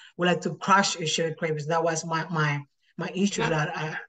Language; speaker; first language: English; non-native, fluent; Spanish